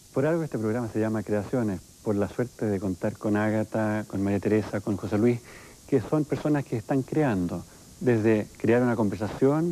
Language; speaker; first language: Spanish; native; Spanish